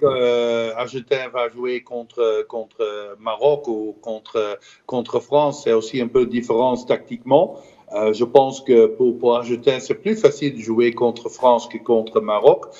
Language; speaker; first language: French; non-native, fluent; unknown